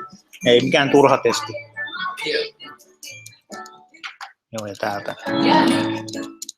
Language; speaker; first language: Finnish; native; Finnish